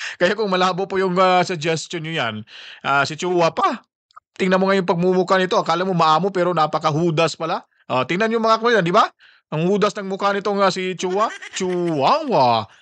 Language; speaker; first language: Filipino; native; Filipino